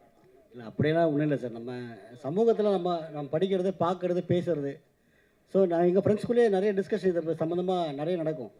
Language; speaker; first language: Tamil; native; Tamil